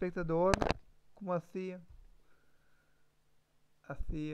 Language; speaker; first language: Spanish; non-native, learner; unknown